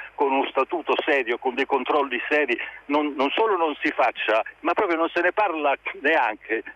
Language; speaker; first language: Italian; native; Italian